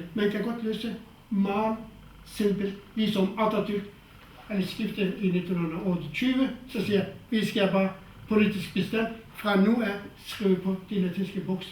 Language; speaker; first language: Danish; non-native, fluent; Kurdish